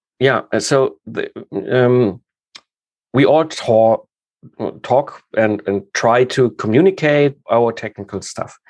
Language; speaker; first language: English; non-native, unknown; German